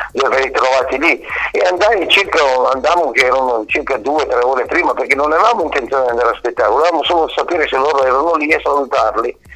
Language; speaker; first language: Italian; native; Italian